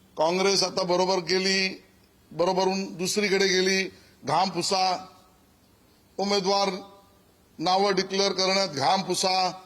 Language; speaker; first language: Marathi; native; Marathi